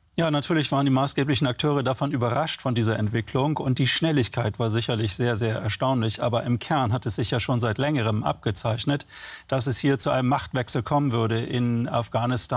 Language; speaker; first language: German; native; German